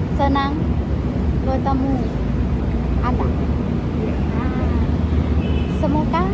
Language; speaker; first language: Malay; non-native, learner; Thai